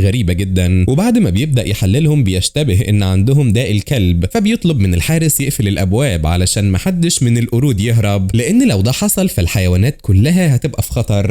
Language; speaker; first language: Arabic; native; Arabic